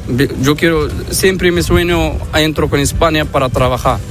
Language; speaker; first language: Spanish; non-native, learner; Arabic